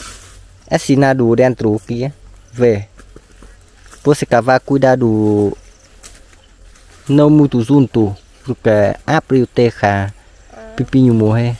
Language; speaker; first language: Portuguese; non-native, learner; Vietnamese